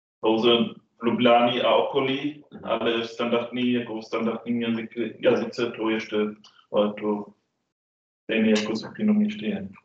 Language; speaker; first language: Czech; non-native, fluent; German